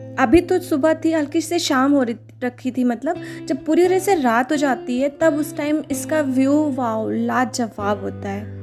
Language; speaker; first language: Hindi; native; Hindi